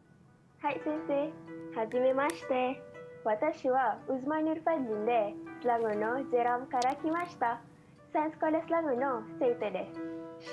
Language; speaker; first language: Japanese; non-native, learner; Malay